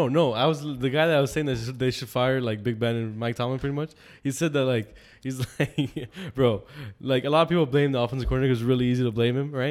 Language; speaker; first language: English; native; English